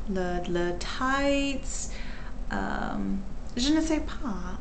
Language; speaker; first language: French; non-native, learner; English